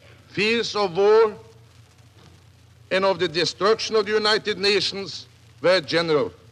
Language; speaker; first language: English; non-native, fluent; Norwegian